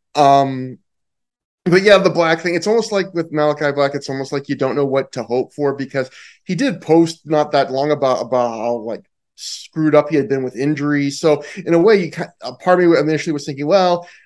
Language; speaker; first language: English; native; English